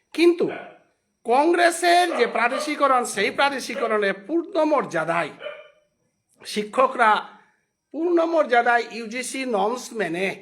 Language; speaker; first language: Bangla; non-native, local second language; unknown